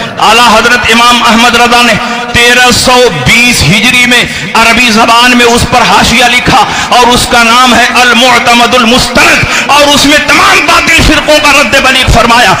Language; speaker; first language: Urdu; native; Urdu